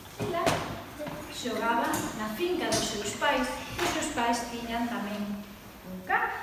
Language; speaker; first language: Galician; early bilingual, other home language; Spanish